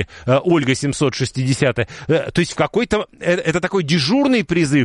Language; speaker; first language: Russian; native; Russian